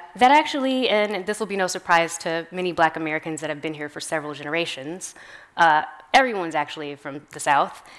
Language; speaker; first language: English; native; English